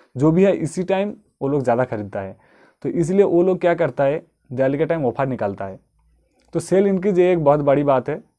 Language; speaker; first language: Hindi; non-native, local second language; Bangla